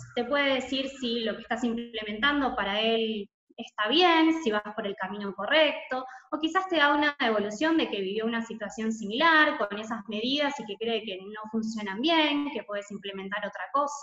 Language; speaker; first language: Spanish; native; Spanish